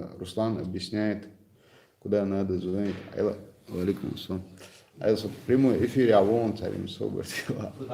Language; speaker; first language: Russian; non-native, local second language; Chechen